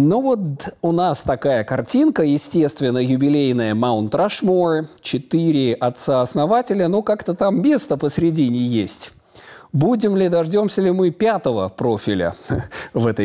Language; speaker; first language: Russian; native; Russian